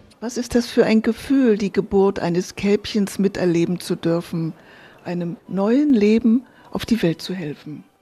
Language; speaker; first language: German; native; German